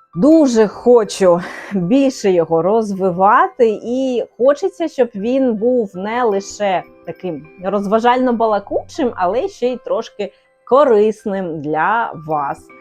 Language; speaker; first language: Ukrainian; non-native, local second language; Russian